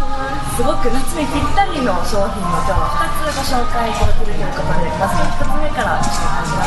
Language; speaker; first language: Japanese; native; Japanese